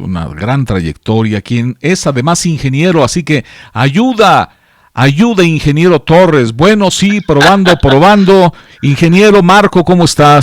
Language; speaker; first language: Spanish; native; Spanish